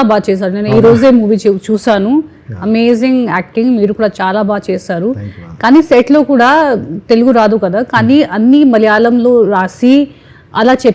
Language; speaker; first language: Telugu; non-native, fluent; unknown